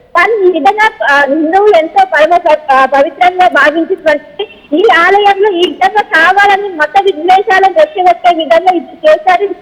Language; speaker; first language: Telugu; native; Telugu